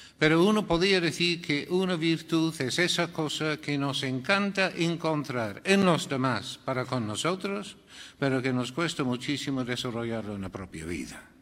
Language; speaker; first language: Spanish; non-native, fluent; English